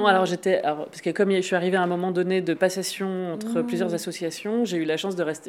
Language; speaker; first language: French; native; French